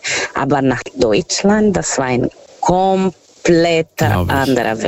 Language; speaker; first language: German; non-native, fluent; Portuguese